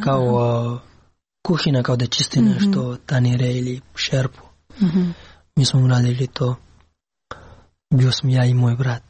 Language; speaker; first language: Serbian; non-native, learner; Pashto